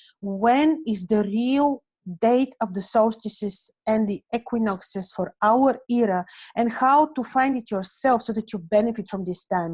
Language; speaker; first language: English; non-native, fluent; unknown